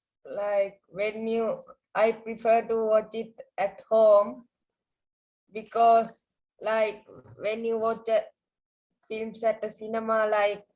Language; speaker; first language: English; non-native, learner; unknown